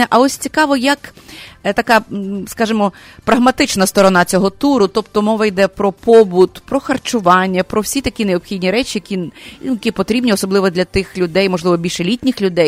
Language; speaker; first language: Ukrainian; native; Ukrainian